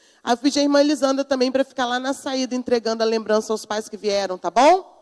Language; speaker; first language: Portuguese; native; Portuguese